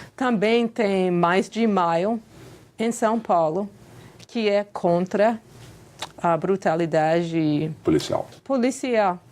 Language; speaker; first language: Portuguese; non-native, fluent; English